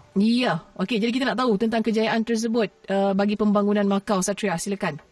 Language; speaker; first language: Malay; native; Malay